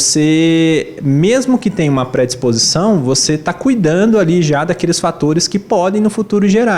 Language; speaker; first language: Portuguese; native; Portuguese